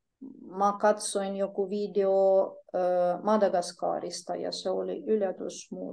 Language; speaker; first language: Finnish; non-native, fluent; Polish